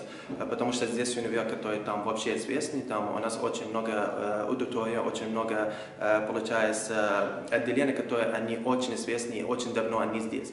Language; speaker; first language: Ukrainian; non-native, fluent; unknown